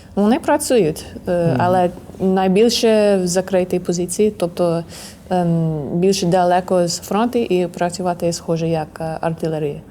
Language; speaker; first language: Ukrainian; non-native, learner; English